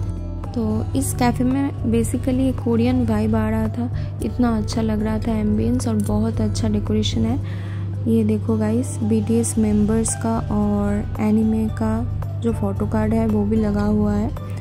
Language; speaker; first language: Hindi; non-native, local second language; Bangla